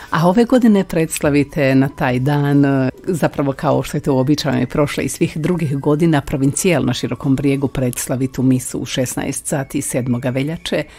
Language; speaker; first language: Croatian; native; Croatian